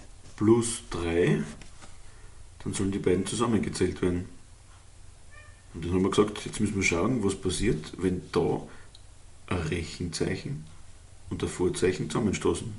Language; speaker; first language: German; native; German